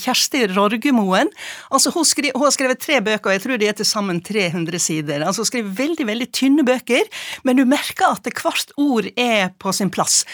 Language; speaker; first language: Norwegian; native; Norwegian